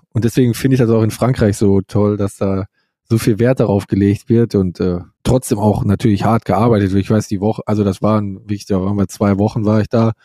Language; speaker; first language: German; native; German